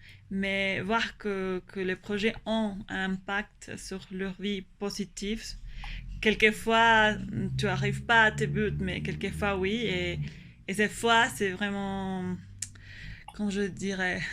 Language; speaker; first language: French; non-native, fluent; Spanish